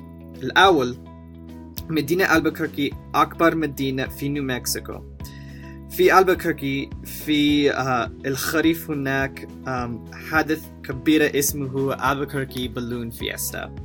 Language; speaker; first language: Arabic; non-native, learner; English